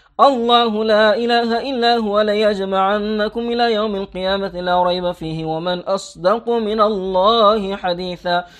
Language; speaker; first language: Arabic; non-native, fluent; Persian